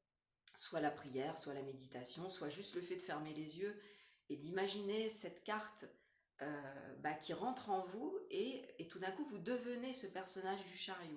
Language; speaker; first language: French; native; French